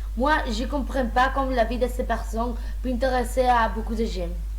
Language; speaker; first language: French; non-native, learner; Spanish